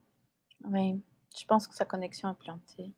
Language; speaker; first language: French; non-native, fluent; Portuguese